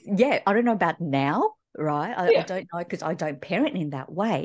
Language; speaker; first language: English; early bilingual, other home language; Vietnamese